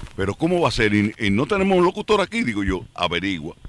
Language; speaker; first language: Spanish; native; Spanish